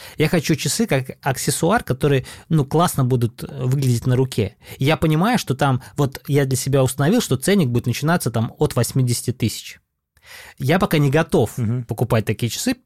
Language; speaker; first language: Russian; native; Russian